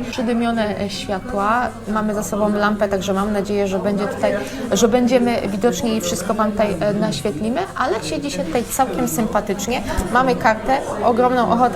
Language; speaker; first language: Polish; native; Polish